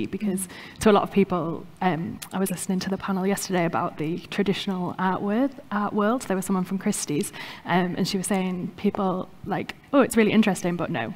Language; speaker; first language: English; native; English